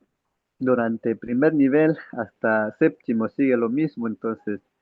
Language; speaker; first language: Spanish; non-native, local second language; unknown